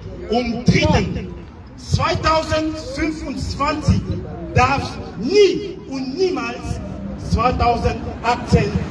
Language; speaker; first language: German; non-native, fluent; French